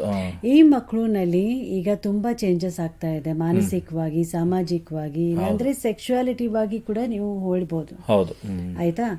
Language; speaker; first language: Kannada; non-native, local second language; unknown